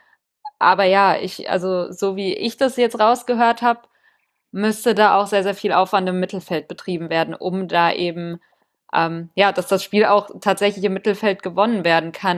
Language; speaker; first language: German; native; German